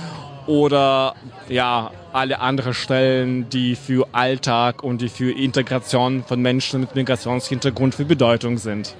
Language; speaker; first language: German; non-native, fluent; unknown